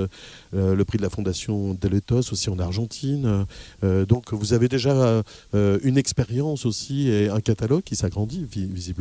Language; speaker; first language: French; native; French